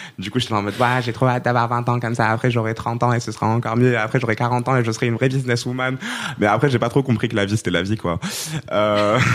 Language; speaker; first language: French; non-native, local second language; Arabic